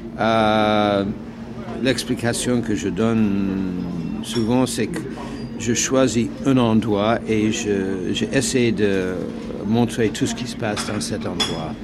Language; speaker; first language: French; non-native, fluent; English